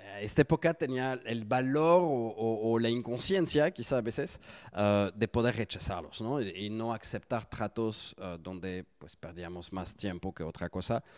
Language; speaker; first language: Spanish; non-native, fluent; French